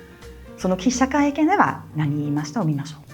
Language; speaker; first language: Japanese; non-native, fluent; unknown